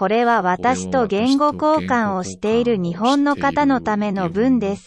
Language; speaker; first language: Japanese; non-native, learner; Korean